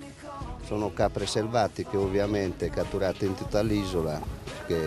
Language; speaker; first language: Italian; native; Italian